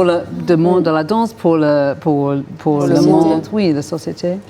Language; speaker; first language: French; non-native, fluent; English